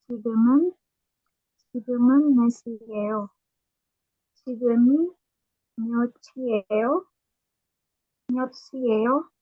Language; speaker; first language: Korean; non-native, learner; Indonesian